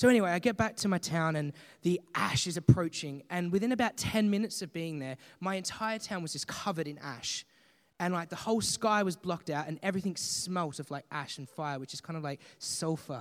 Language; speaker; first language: English; native; English